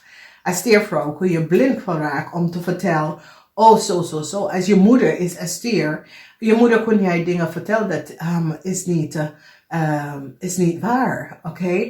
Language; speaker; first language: Dutch; non-native, fluent; English